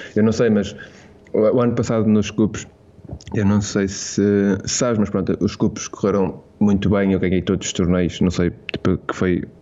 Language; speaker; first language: Portuguese; native; Portuguese